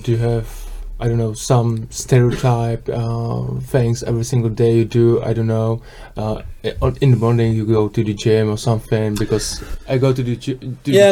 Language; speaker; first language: English; non-native, learner; Czech